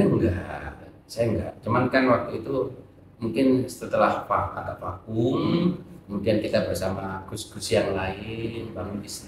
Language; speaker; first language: Indonesian; native; Indonesian